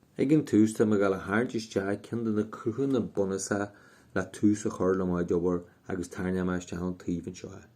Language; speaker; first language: Irish; native; Irish